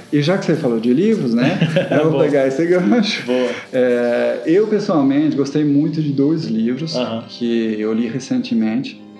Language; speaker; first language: Portuguese; non-native, fluent; French